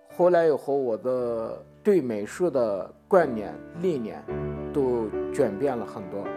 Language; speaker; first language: Chinese; native; Chinese